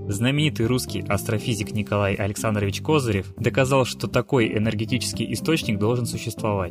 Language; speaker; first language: Russian; native; Russian